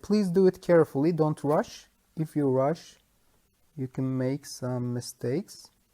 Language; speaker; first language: English; non-native, fluent; Turkish